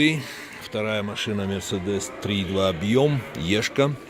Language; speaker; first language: Russian; native; Russian